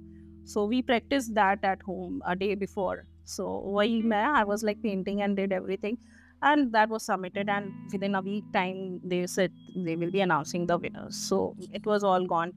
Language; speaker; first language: English; non-native, local second language; Hindi